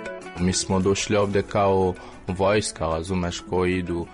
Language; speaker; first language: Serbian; non-native, fluent; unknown